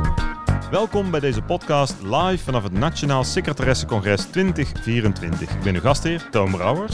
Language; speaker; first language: Dutch; native; Dutch